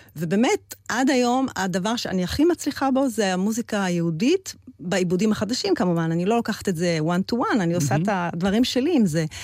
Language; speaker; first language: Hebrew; early bilingual, heritage; Hebrew